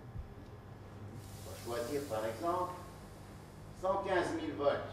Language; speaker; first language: French; native; French